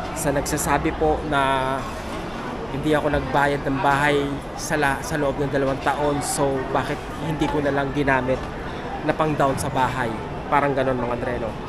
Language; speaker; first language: Filipino; native; Filipino